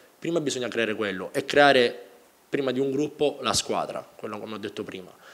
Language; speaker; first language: Italian; native; Italian